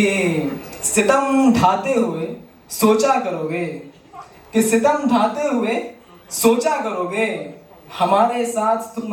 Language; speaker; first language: Hindi; native; Hindi